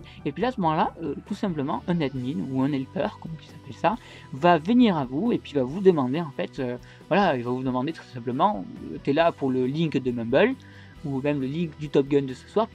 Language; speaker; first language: French; native; French